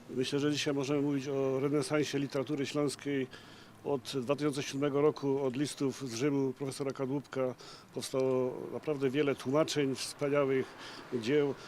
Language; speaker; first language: Polish; native; Polish